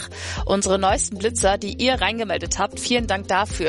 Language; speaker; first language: German; native; German